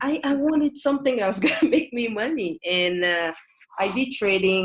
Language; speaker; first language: English; non-native, fluent; French